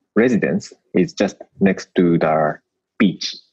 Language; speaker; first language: English; non-native, learner; Japanese